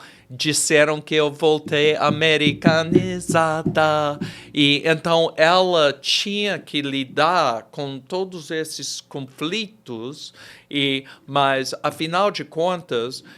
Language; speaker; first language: Portuguese; non-native, fluent; English